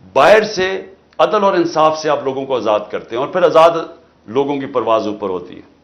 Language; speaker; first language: Urdu; native; Urdu